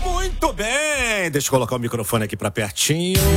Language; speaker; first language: Portuguese; native; Portuguese